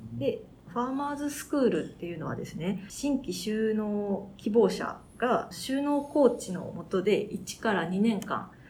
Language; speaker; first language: Japanese; native; Japanese